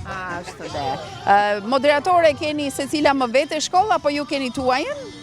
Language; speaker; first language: Albanian; native; Albanian